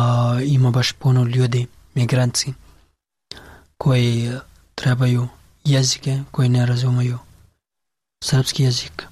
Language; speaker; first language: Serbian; non-native, learner; Pashto